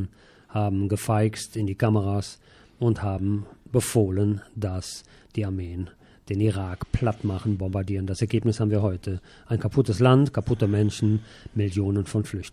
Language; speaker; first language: German; native; German